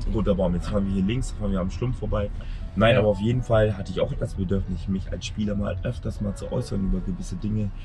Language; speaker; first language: German; native; German